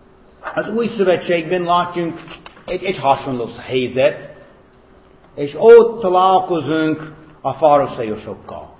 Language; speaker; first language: Hungarian; non-native, fluent; English